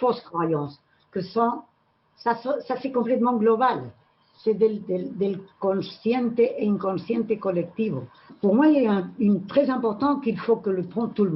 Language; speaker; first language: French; non-native, learner; Spanish